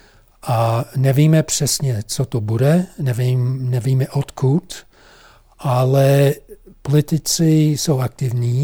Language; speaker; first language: Czech; non-native, fluent; English